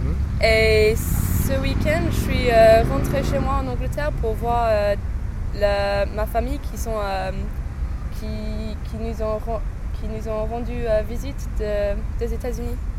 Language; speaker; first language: French; non-native, fluent; English